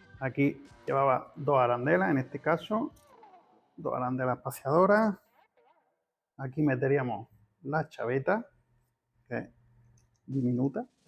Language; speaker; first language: Spanish; native; Spanish